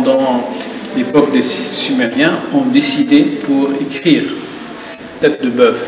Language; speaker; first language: French; non-native, local second language; Arabic